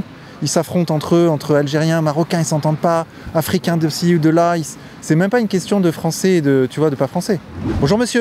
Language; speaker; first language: French; native; French